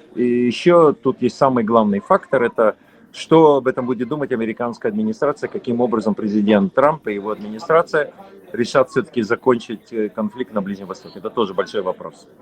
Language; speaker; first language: Russian; native; Russian